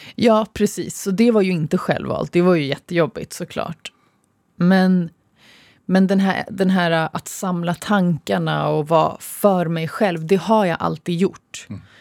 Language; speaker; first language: Swedish; early bilingual, other home language; Arabic